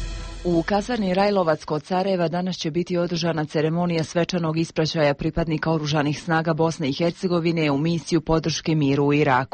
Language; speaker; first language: Croatian; native; Croatian